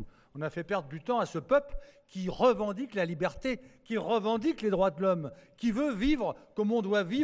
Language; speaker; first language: French; native; French